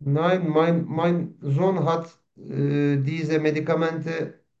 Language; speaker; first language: German; non-native, learner; Turkish